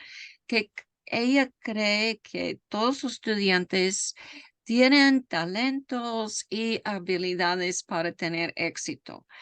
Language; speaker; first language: Spanish; non-native, fluent; English